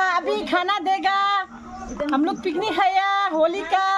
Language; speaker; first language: Hindi; non-native, local second language; Bangla